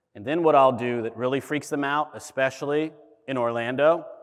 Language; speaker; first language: English; early bilingual, other home language; German